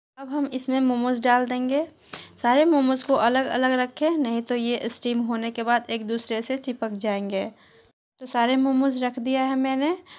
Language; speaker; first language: Hindi; native; Hindi